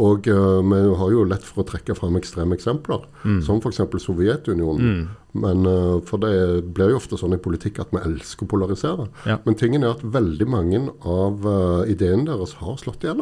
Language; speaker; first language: Norwegian; native; Norwegian